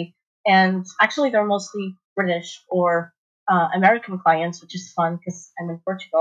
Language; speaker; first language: English; non-native, fluent; Portuguese